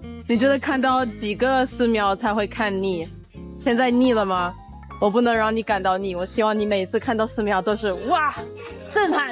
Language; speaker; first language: Chinese; non-native, fluent; English